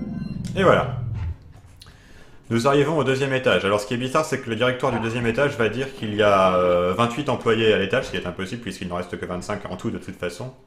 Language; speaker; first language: French; native; French